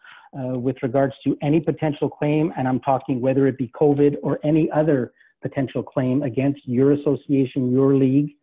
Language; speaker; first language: English; native; English